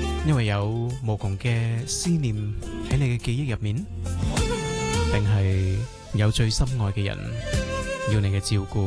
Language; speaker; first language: Chinese; non-native, local second language; Cantonese